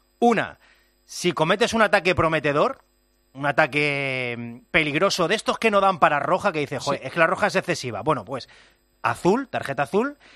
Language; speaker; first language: Spanish; native; Spanish